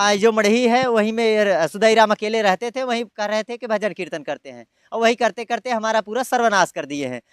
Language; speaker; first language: Hindi; native; Hindi